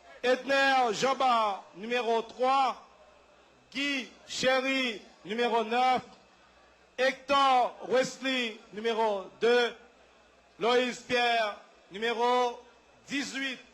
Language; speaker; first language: French; non-native, local second language; Haitian Creole